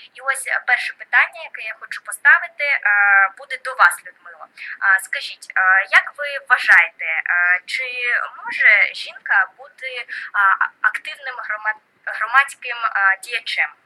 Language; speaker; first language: Ukrainian; native; Ukrainian